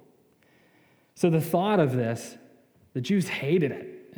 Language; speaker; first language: English; native; English